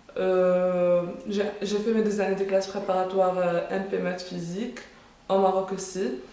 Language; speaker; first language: French; non-native, local second language; Arabic